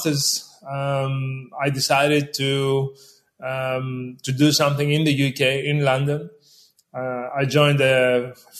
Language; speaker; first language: English; non-native, fluent; Greek